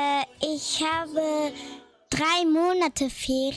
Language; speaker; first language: German; early bilingual, heritage; German